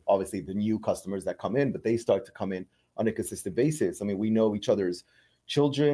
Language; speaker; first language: English; native; English